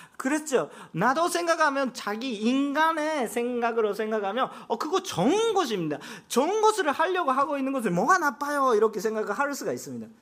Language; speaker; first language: Korean; non-native, fluent; Japanese